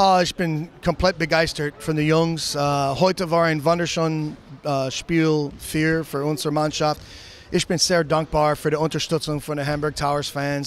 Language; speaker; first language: German; non-native, learner; English